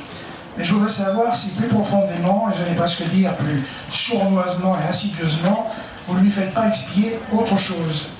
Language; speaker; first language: French; native; French